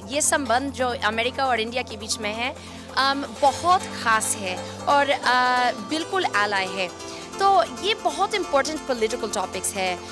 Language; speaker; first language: Hindi; non-native, fluent; English